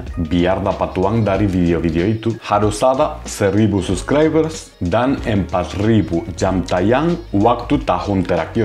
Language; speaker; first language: Indonesian; non-native, fluent; Spanish